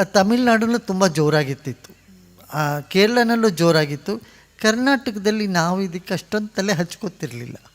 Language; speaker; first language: Kannada; non-native, local second language; Tamil